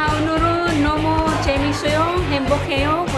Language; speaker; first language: Korean; non-native, learner; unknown